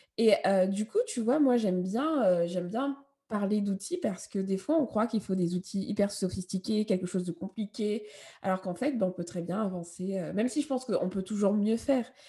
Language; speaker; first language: French; native; French